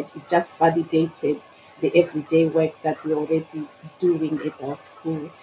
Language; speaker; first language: English; non-native, local second language; Shona